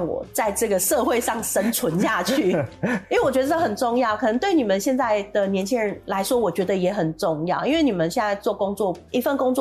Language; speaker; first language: Chinese; non-native, local second language; Min Nan Chinese